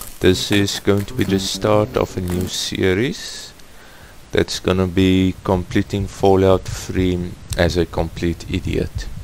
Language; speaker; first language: English; non-native, fluent; Afrikaans